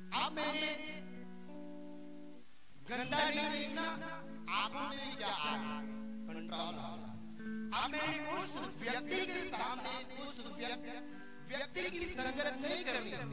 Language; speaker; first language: Hindi; non-native, local second language; Punjabi